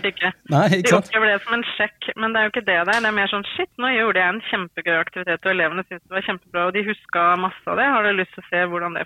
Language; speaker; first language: Norwegian; native; Norwegian